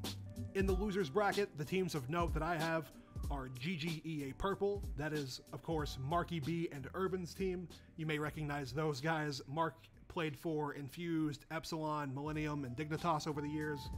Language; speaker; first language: English; native; English